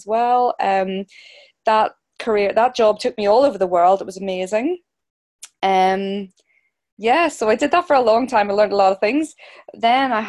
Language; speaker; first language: English; native; English